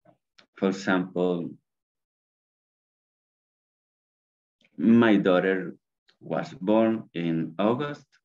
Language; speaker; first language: English; non-native, learner; Spanish